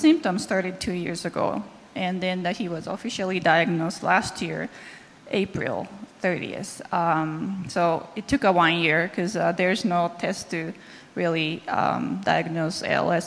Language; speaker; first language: English; non-native, fluent; Japanese